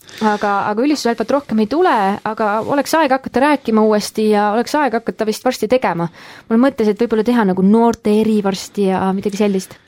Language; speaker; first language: Estonian; early bilingual, heritage; Estonian